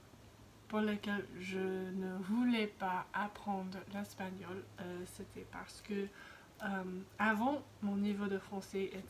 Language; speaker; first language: French; non-native, fluent; English